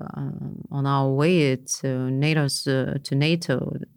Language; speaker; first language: English; non-native, fluent; Lithuanian